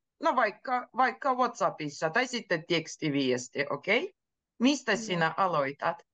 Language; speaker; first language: Finnish; native; Finnish